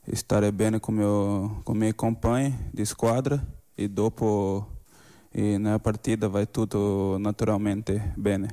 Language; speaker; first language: Spanish; non-native, learner; Portuguese